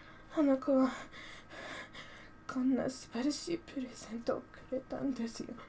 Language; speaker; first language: Japanese; non-native, fluent; English